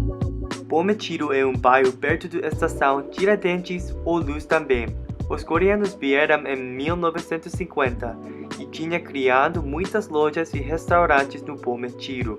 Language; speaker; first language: Portuguese; non-native, learner; English